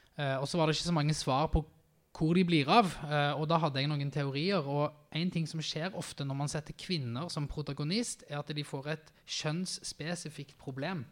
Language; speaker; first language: Norwegian; native; Norwegian